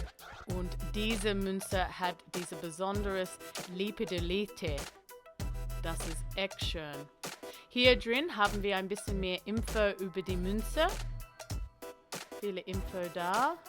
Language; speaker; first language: German; non-native, learner; English